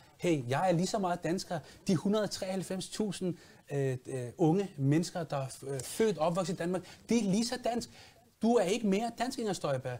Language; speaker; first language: Danish; early bilingual, other home language; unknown